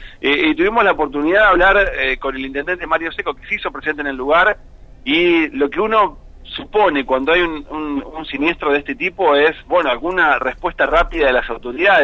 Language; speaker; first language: Spanish; native; Spanish